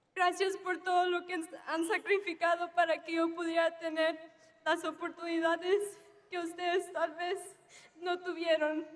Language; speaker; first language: Spanish; early bilingual, heritage; Spanish